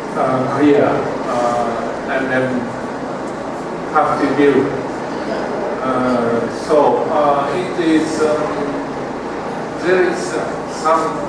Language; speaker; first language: English; non-native, learner; Japanese